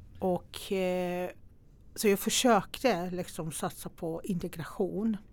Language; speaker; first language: Swedish; non-native, fluent; Persian